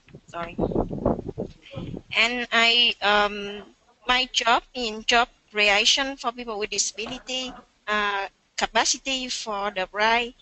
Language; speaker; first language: English; non-native, learner; Vietnamese